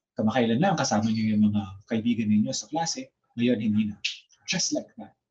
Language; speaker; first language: Filipino; native; Filipino